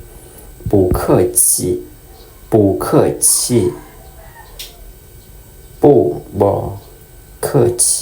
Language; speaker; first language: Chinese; non-native, fluent; Lao